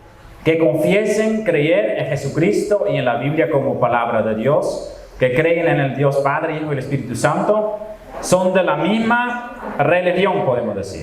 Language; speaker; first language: Spanish; non-native, fluent; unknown